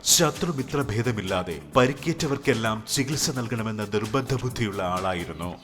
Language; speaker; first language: Malayalam; native; Malayalam